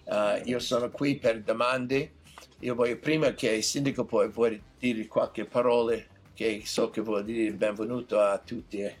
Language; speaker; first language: Italian; non-native, learner; English